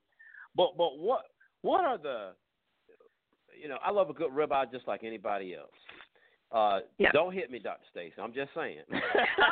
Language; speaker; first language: English; native; English